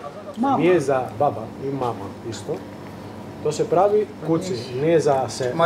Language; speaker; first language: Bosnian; non-native, learner; Greek